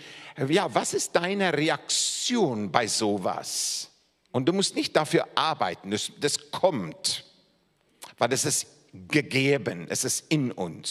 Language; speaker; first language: German; non-native, fluent; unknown